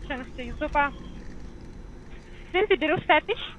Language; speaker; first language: German; non-native, learner; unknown